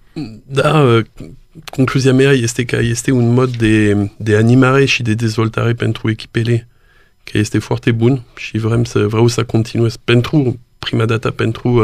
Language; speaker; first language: Romanian; non-native, learner; French